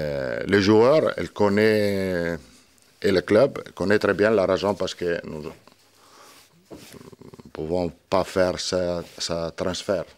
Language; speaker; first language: French; non-native, learner; Italian